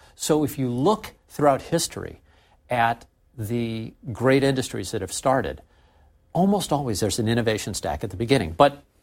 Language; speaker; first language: English; native; English